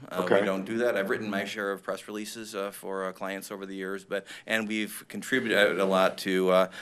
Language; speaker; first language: English; native; English